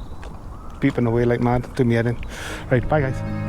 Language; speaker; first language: English; native; English